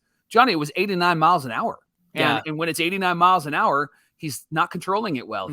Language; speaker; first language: English; native; English